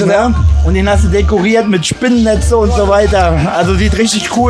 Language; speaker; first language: German; native; German